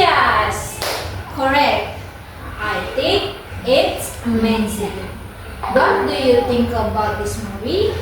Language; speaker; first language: English; non-native, local second language; Indonesian